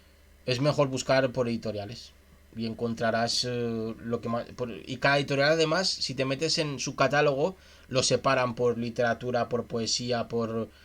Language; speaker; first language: Spanish; native; Spanish